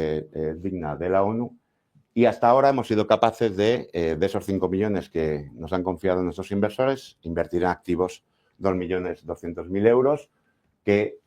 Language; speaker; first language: Spanish; native; Spanish